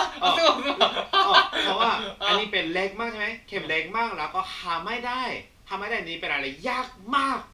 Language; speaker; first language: Thai; non-native, learner; Korean